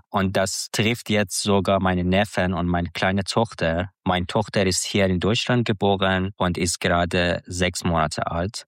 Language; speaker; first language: German; non-native, fluent; Persian